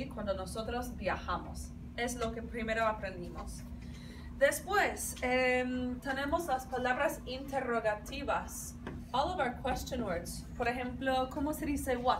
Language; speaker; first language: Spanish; non-native, fluent; English